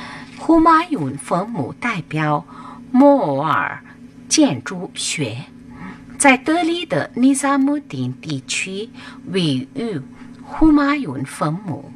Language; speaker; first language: Chinese; non-native, fluent; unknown